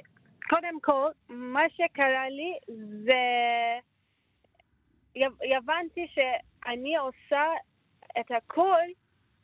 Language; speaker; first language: Hebrew; non-native, learner; Turkish